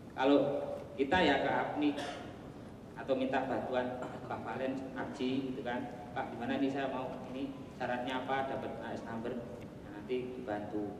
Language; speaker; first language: Indonesian; non-native, local second language; Javanese